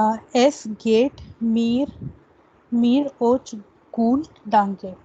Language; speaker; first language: German; non-native, learner; Hindi